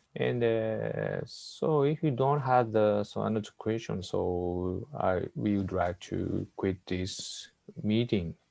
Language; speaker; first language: English; non-native, learner; Japanese